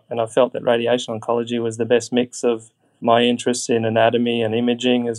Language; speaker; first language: English; native; English